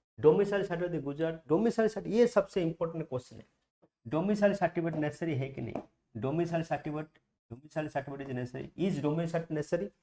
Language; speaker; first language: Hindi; non-native, local second language; Gujarati